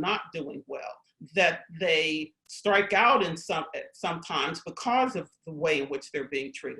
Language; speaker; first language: English; native; English